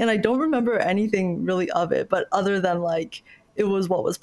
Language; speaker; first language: English; early bilingual, other home language; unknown